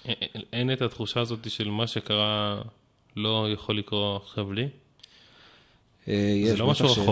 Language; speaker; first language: Hebrew; native; Hebrew